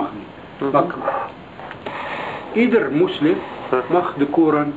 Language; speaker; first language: Dutch; non-native, learner; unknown